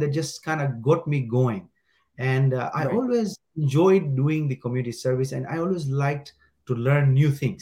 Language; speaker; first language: English; non-native, local second language; Gujarati